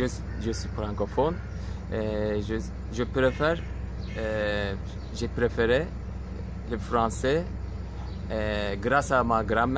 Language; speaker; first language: French; non-native, local second language; Turkish